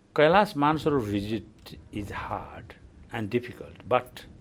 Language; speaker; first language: English; non-native, local second language; Nepali